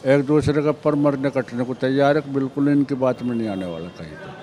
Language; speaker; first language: Hindi; native; Hindi